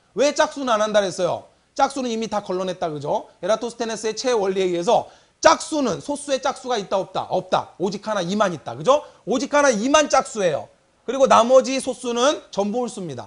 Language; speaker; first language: Korean; native; Korean